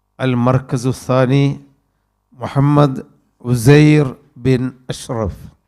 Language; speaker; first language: Arabic; non-native, fluent; Malayalam